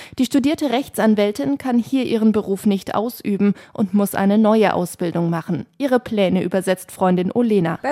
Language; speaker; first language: German; native; German